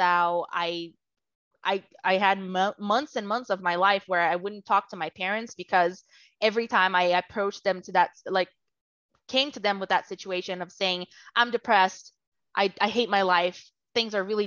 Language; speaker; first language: English; non-native, fluent; Portuguese